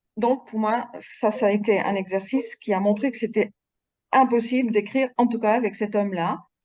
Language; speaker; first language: French; non-native, fluent; Dutch